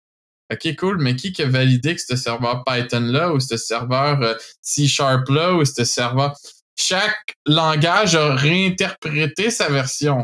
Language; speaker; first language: French; native; French